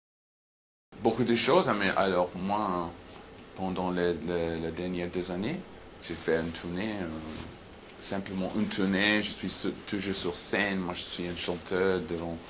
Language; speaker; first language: French; non-native, learner; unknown